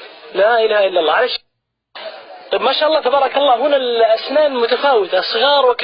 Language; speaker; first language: Arabic; native; Arabic